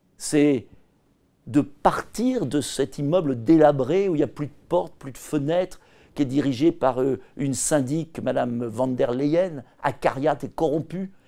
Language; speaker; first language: French; native; French